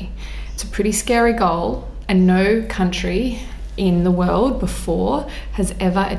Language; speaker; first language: English; native; English